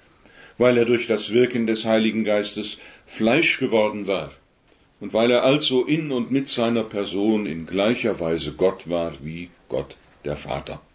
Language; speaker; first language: German; native; German